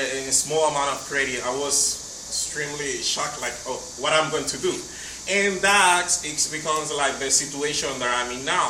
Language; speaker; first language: English; non-native, fluent; Spanish